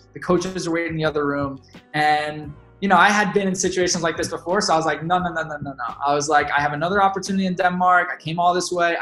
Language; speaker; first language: English; native; English